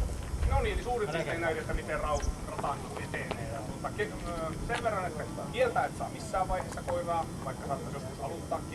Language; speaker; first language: Finnish; native; Finnish